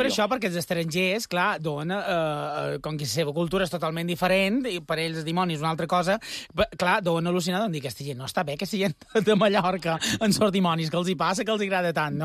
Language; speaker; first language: Catalan; native; Catalan